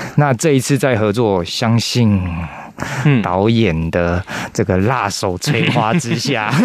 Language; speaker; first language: Chinese; non-native, local second language; Min Nan Chinese